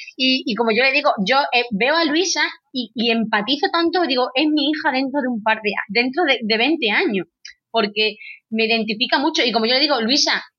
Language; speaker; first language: Spanish; native; Spanish